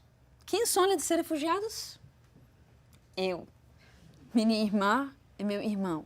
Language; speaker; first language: Portuguese; non-native, fluent; Arabic